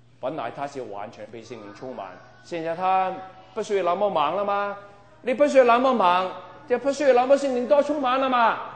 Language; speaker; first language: Chinese; non-native, local second language; Cantonese